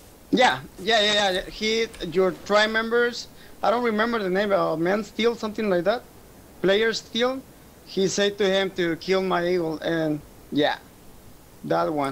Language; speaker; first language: English; non-native, fluent; Spanish